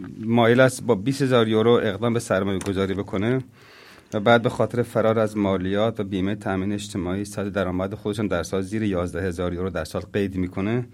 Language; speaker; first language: Persian; native; Persian